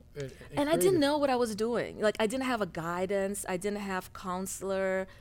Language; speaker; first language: English; non-native, fluent; Russian